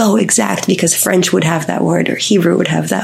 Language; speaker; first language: English; non-native, fluent; Hebrew